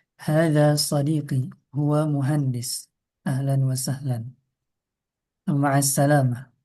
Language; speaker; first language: Arabic; non-native, fluent; Indonesian